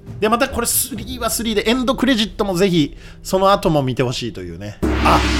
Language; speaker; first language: Japanese; native; Japanese